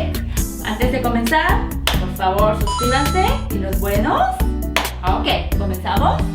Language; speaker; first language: Spanish; non-native, fluent; Korean